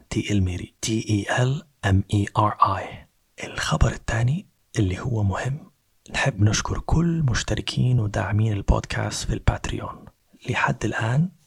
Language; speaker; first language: Arabic; native; Arabic